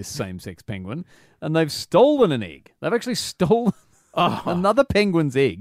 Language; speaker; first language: English; native; English